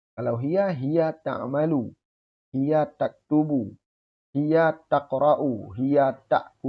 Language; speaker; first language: Arabic; non-native, fluent; Indonesian